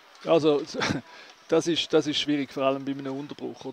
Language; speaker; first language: German; native; German